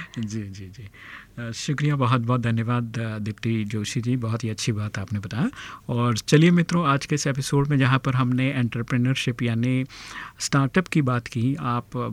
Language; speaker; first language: Hindi; native; Hindi